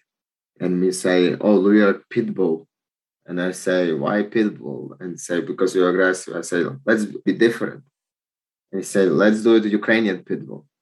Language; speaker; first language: English; non-native, learner; Ukrainian